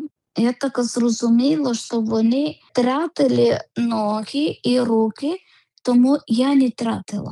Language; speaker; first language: Ukrainian; non-native, learner; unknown